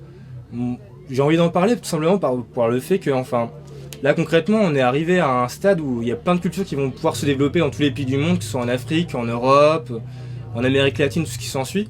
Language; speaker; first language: French; native; French